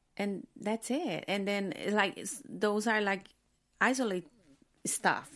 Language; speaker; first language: English; non-native, fluent; Portuguese